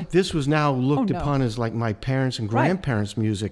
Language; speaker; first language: English; native; English